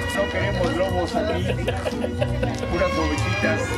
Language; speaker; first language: Spanish; native; Spanish